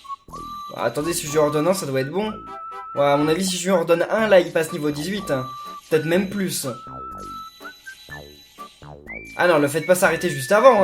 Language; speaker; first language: French; native; French